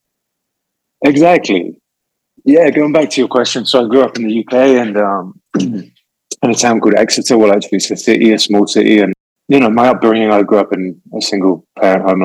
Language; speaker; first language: English; native; English